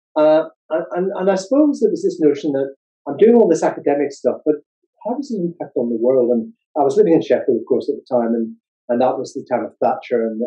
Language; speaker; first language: English; native; English